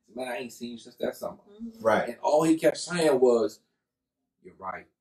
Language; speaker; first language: English; native; English